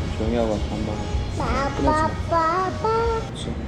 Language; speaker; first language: Korean; native; Korean